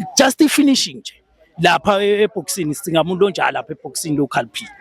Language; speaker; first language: Zulu; non-native, local second language; Swati